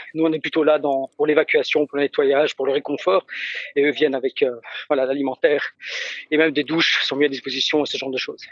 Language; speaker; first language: French; native; French